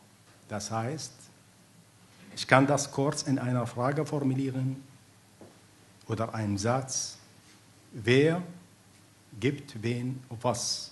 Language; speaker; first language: German; non-native, fluent; Arabic